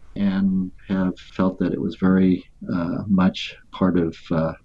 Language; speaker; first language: English; native; English